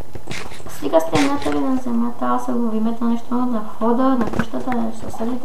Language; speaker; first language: Bulgarian; native; Bulgarian